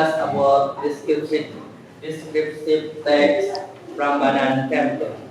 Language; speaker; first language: English; non-native, learner; Indonesian